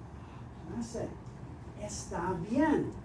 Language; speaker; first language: Spanish; non-native, fluent; English